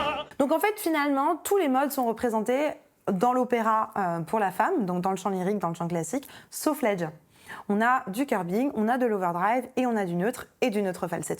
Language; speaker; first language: French; native; French